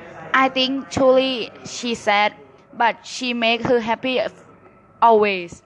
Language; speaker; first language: English; non-native, learner; Thai